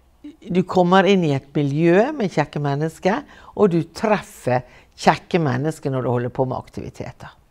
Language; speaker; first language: Norwegian; native; Norwegian